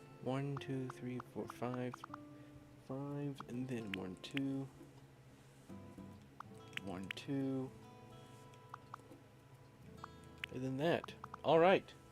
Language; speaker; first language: English; native; English